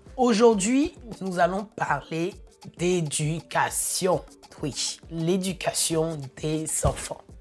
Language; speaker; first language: French; native; French